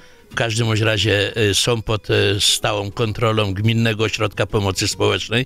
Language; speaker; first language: Polish; native; Polish